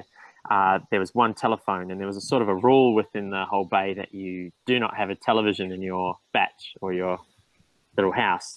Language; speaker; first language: English; native; English